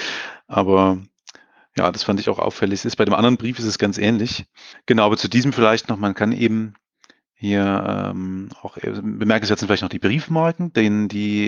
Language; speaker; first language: German; native; German